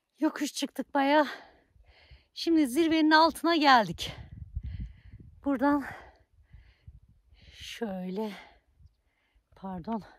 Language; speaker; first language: Turkish; native; Turkish